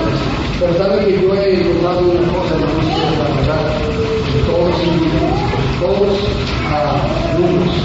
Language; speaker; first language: Spanish; non-native, fluent; English